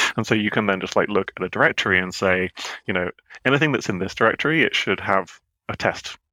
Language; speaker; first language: English; native; English